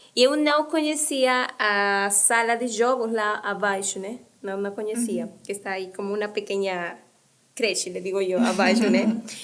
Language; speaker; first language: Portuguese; non-native, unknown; Spanish